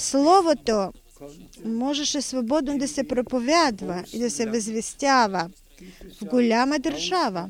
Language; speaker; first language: Bulgarian; non-native, fluent; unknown